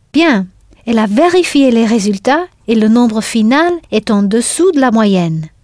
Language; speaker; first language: French; non-native, fluent; English